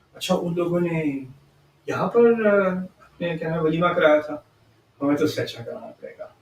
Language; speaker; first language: Urdu; early bilingual, heritage; Urdu